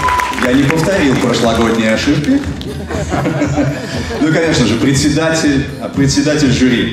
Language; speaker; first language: Russian; native; Russian